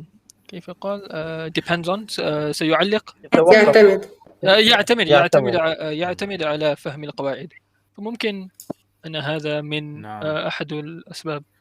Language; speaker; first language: Arabic; non-native, learner; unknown